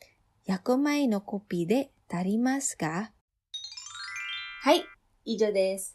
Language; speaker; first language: Japanese; non-native, fluent; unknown